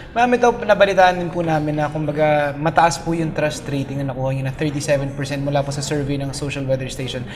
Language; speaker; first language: Filipino; native; Filipino